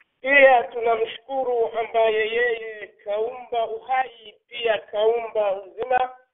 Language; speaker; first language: Swahili; non-native, local second language; Rundi